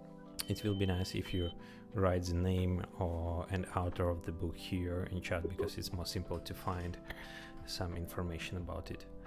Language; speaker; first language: English; non-native, learner; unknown